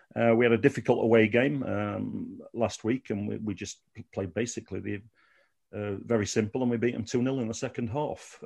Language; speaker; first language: English; native; English